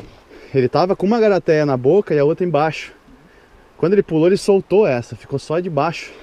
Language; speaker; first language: Portuguese; native; Portuguese